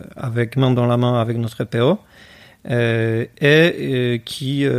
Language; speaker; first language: French; non-native, fluent; Polish